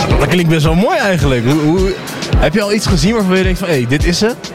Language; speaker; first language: Dutch; native; Dutch